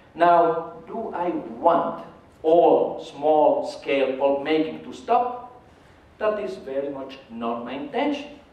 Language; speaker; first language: English; non-native, fluent; Spanish